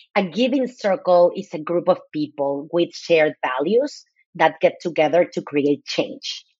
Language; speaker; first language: English; non-native, fluent; Spanish